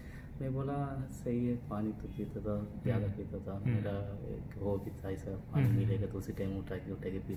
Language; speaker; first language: Hindi; non-native, local second language; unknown